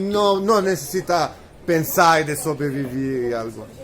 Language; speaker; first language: Spanish; non-native, learner; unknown